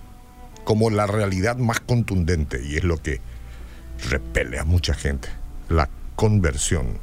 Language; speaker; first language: Spanish; native; Spanish